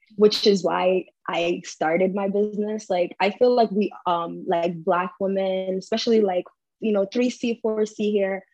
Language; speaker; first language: English; early bilingual, heritage; English